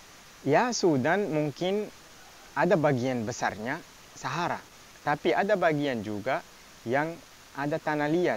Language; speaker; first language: Indonesian; non-native, fluent; Arabic